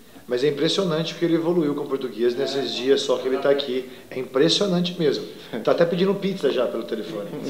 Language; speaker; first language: Portuguese; native; Portuguese